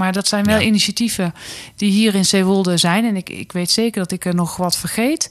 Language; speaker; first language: Dutch; native; Dutch